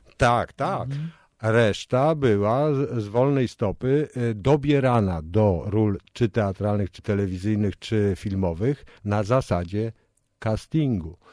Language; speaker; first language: Polish; native; Polish